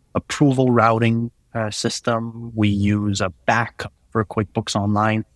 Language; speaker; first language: English; non-native, fluent; French